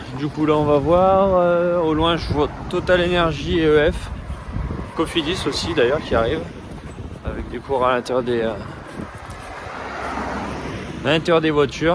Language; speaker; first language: French; native; French